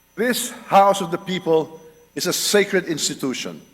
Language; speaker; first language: English; non-native, local second language; Filipino